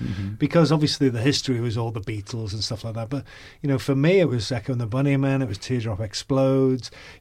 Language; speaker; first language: English; native; English